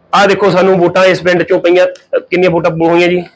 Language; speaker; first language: Punjabi; native; Punjabi